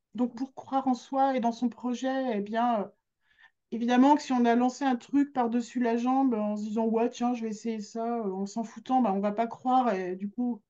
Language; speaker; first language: French; native; French